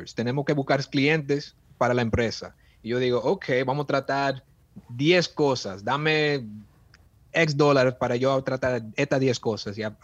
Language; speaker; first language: Spanish; early bilingual, heritage; Spanish